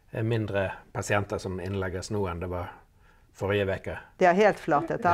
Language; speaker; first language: Norwegian; native; Norwegian